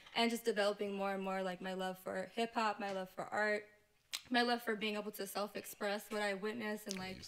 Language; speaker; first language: English; native; English